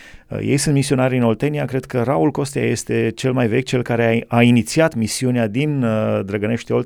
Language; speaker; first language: Romanian; native; Romanian